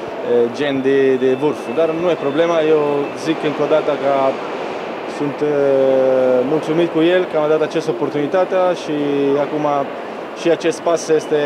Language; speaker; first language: Romanian; non-native, fluent; Italian